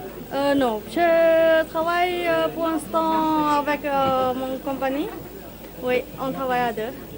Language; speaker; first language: French; non-native, learner; Thai